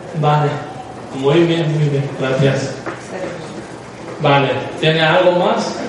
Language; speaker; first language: Spanish; non-native, learner; Tibetan